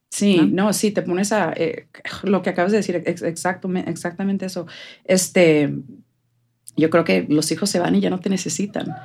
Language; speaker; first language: Spanish; native; Spanish